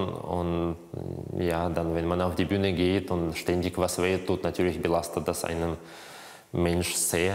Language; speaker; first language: German; non-native, fluent; Russian